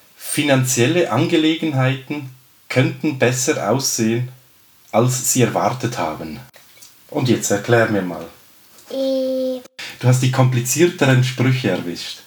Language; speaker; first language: German; native; German